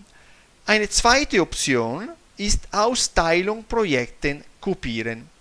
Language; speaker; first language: German; non-native, fluent; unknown